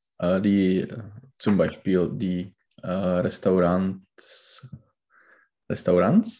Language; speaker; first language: German; non-native, learner; Czech